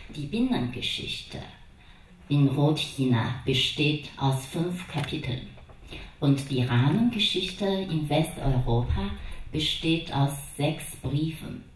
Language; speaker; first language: German; non-native, fluent; Chinese